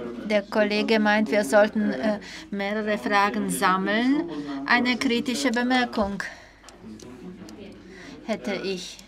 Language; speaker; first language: German; non-native, fluent; Czech